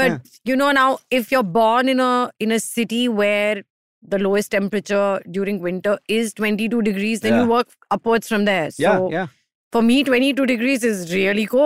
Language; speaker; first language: English; non-native, local second language; Hindi